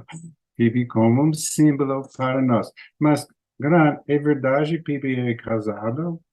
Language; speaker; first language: Portuguese; non-native, learner; English